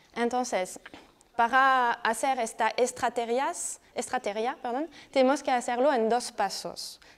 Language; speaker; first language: Spanish; non-native, fluent; French